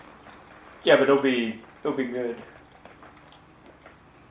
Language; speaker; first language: English; native; English